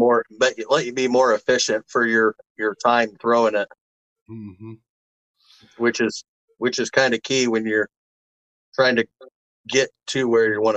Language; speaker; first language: English; native; English